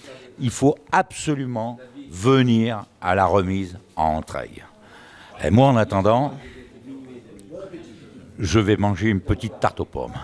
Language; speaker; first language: French; native; French